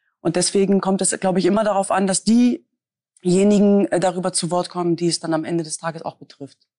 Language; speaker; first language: German; native; German